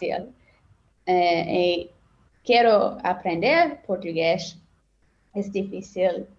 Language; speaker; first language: Portuguese; non-native, learner; English